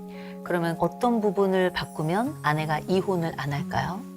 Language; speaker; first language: Korean; native; Korean